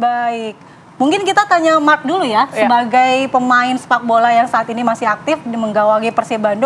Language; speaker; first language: Indonesian; native; Indonesian